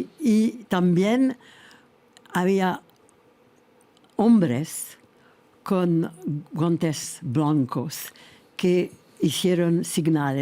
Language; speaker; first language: Spanish; non-native, fluent; French